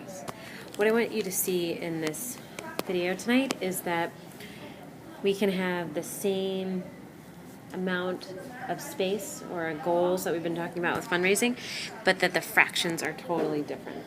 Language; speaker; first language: English; native; English